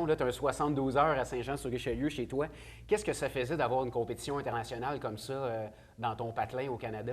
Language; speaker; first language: French; native; French